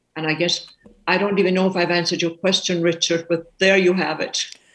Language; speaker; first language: English; native; English